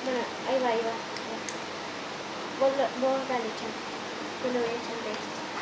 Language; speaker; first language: Spanish; native; Spanish